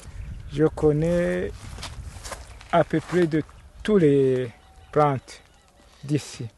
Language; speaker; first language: French; non-native, local second language; Kinyarwanda